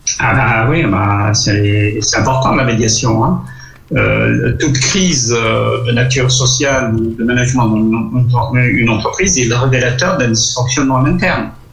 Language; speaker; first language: French; non-native, local second language; Arabic